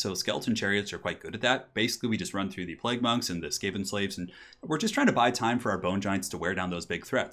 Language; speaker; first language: English; native; English